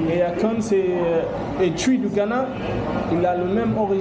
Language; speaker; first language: French; non-native, learner; English